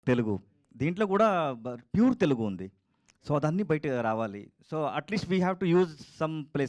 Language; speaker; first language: Telugu; non-native, learner; Kannada